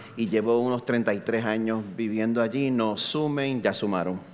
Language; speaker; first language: Spanish; native; Spanish